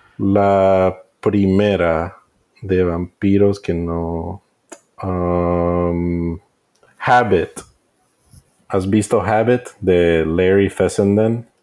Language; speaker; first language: Spanish; early bilingual, heritage; Spanish